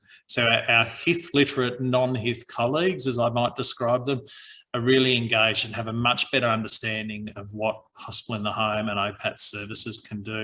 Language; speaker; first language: English; native; English